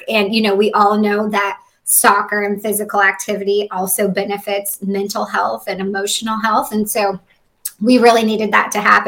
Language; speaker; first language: English; native; English